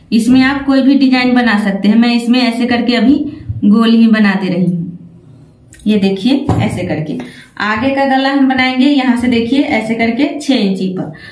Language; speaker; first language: Hindi; native; Hindi